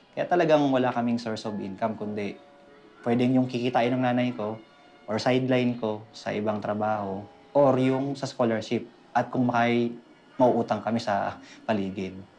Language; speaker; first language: Filipino; non-native, local second language; Bikol